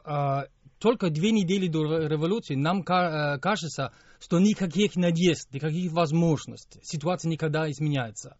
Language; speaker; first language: Russian; non-native, fluent; English